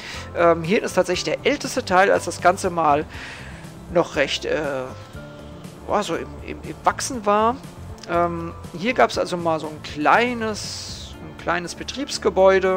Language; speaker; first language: German; native; German